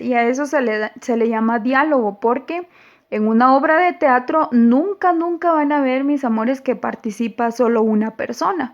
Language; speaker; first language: Spanish; native; Spanish